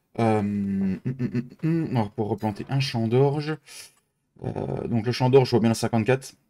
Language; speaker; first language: French; native; French